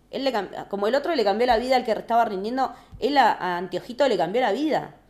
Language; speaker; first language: Spanish; native; Spanish